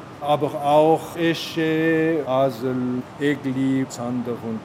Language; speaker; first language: German; non-native, local second language; French